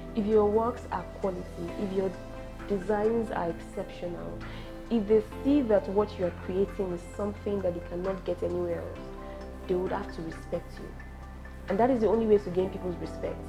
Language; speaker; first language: English; non-native, local second language; Yoruba